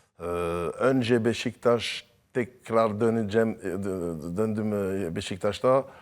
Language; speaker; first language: Turkish; non-native, learner; French